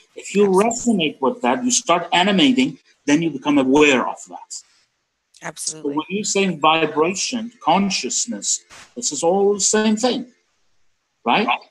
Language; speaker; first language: English; non-native, fluent; Persian